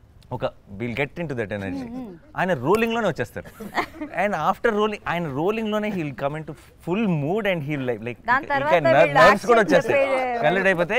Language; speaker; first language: Telugu; native; Telugu